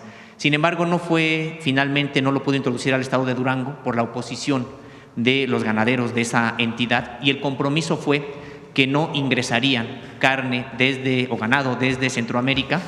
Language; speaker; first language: Spanish; native; Spanish